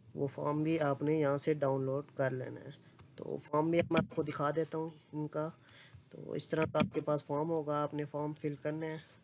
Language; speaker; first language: Urdu; non-native, local second language; Punjabi